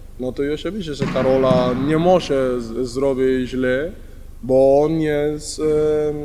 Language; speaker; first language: Polish; non-native, learner; Spanish